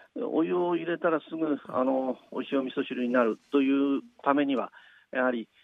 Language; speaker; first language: Japanese; native; Japanese